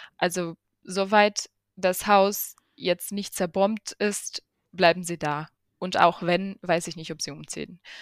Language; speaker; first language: German; non-native, fluent; Ukrainian